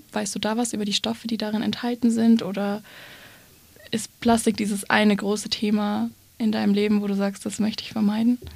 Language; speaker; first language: German; native; German